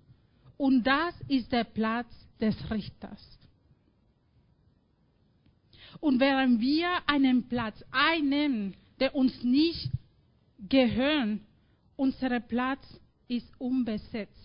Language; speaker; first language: German; non-native, fluent; Spanish